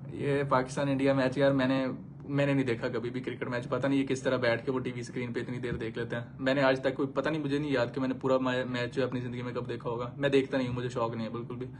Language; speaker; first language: Urdu; non-native, local second language; Punjabi